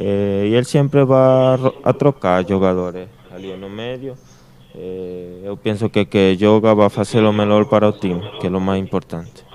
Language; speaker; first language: Portuguese; non-native, learner; Spanish